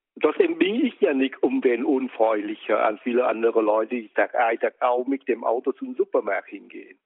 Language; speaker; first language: German; non-native, fluent; Vietnamese